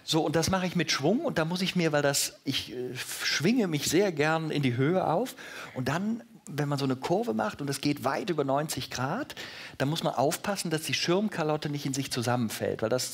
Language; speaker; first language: German; native; German